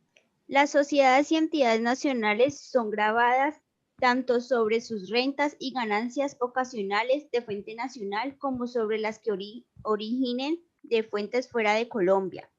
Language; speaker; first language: Spanish; native; Spanish